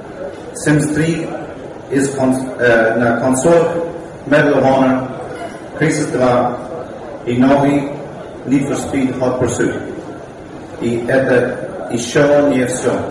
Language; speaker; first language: Russian; non-native, learner; English